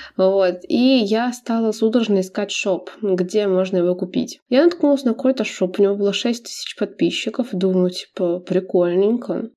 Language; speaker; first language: Russian; native; Russian